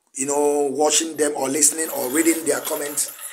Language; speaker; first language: English; non-native, local second language; Igbo